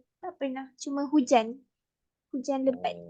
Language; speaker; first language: Malay; native; Malay